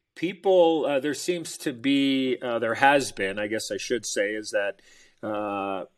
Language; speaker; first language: English; native; English